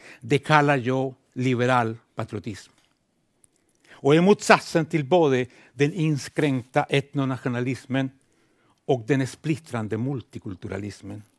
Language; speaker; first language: Swedish; non-native, fluent; Spanish